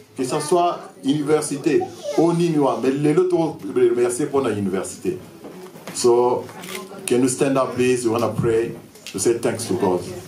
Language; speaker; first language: French; non-native, local second language; Lingala